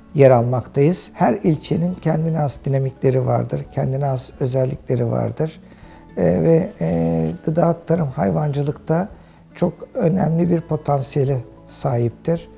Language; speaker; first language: Turkish; native; Turkish